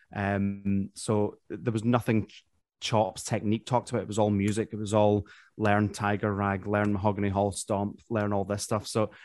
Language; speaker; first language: English; native; English